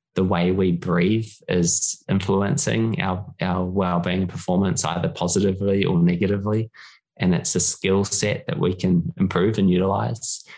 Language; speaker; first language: English; native; English